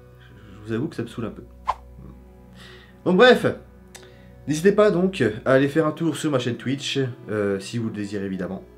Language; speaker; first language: French; native; French